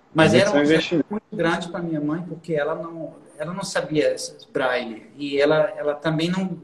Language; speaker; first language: Portuguese; non-native, fluent; German